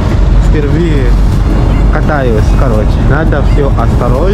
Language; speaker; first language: Russian; non-native, learner; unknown